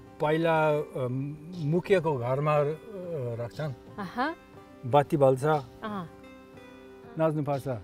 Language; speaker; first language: Nepali; non-native, learner; English